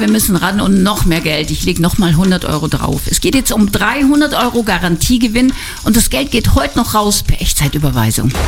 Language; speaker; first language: German; native; German